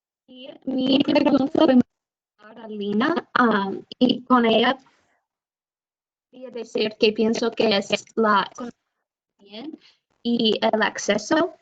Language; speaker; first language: Spanish; non-native, fluent; English